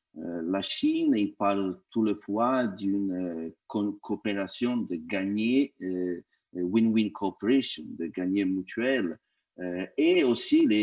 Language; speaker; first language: French; non-native, fluent; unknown